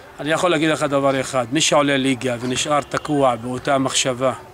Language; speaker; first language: Hebrew; non-native, local second language; Arabic